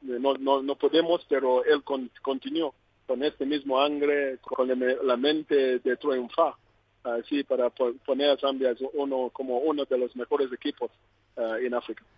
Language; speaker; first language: Spanish; non-native, learner; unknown